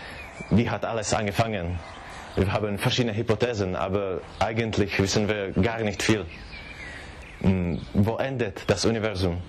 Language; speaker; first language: German; non-native, fluent; Czech